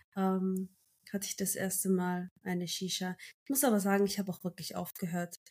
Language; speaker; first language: German; early bilingual, other home language; Turkish